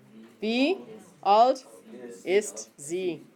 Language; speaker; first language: German; non-native, fluent; English